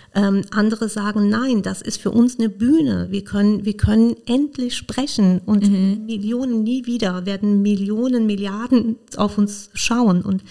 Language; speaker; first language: German; non-native, fluent; Persian